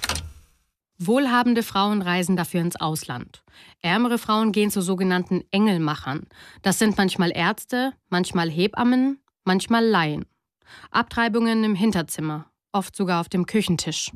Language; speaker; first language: German; native; German